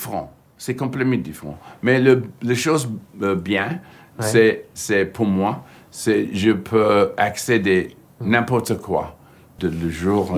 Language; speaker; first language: French; non-native, fluent; English